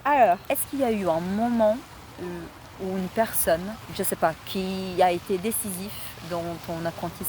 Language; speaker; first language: French; non-native, fluent; Portuguese